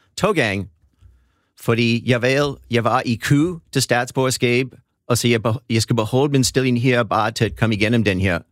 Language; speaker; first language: Danish; non-native, fluent; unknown